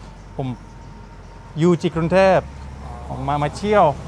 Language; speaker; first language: Thai; non-native, learner; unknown